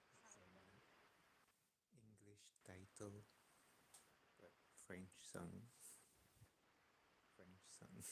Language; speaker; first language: English; non-native, learner; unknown